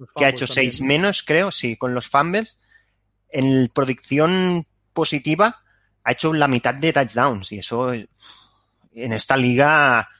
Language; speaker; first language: Spanish; native; Spanish